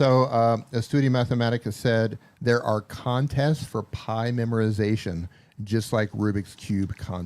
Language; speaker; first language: English; native; English